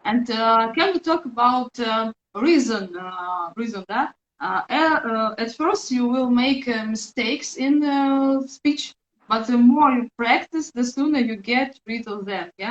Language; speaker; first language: English; non-native, learner; Russian